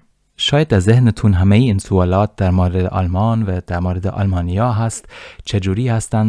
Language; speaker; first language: Persian; non-native, fluent; German